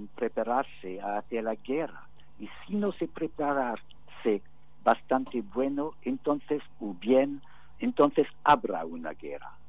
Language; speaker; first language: Spanish; non-native, fluent; English